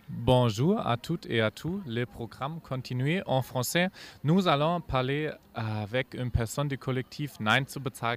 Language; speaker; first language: French; non-native, fluent; German